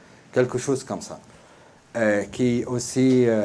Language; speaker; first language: French; non-native, learner; Arabic